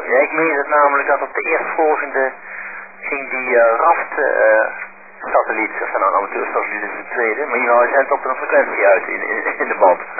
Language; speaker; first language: Dutch; native; Dutch